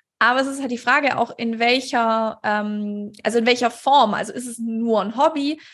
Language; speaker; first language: German; native; German